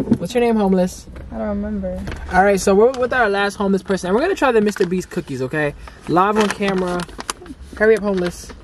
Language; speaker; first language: English; native; English